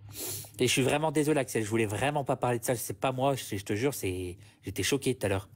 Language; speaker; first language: French; native; French